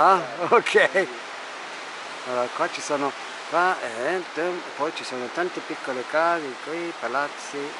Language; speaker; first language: Italian; non-native, fluent; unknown